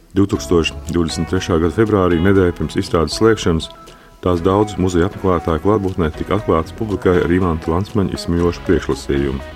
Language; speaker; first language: Latvian; native; Latvian